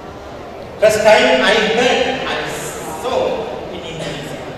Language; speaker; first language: English; non-native, learner; Sinhala